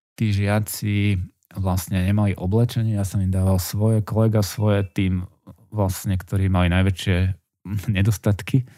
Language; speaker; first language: Slovak; native; Slovak